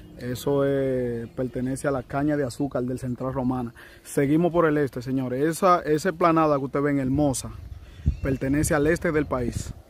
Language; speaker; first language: Spanish; native; Spanish